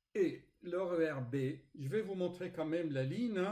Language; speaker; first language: French; non-native, fluent; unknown